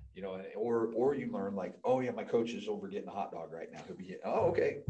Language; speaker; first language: English; native; English